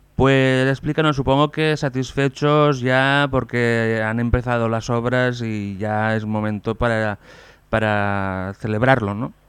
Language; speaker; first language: Spanish; non-native, local second language; Catalan